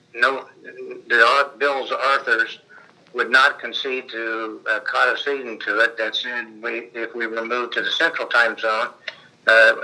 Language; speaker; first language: English; native; English